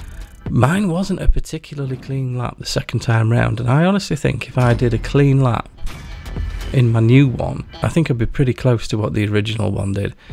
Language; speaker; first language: English; native; English